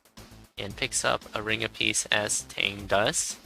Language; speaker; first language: English; native; English